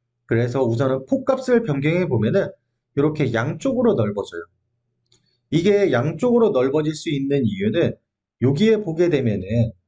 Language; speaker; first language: Korean; native; Korean